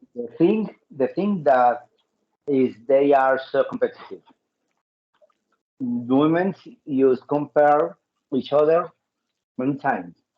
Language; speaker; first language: English; non-native, learner; Spanish